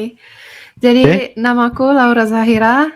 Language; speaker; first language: Indonesian; non-native, fluent; Finnish